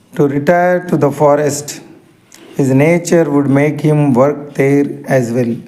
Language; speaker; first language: English; non-native, local second language; Telugu